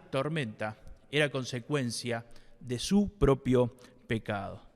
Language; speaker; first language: Spanish; native; Spanish